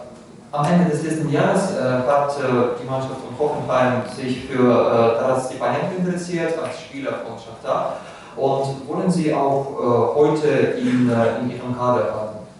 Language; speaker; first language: German; non-native, fluent; Russian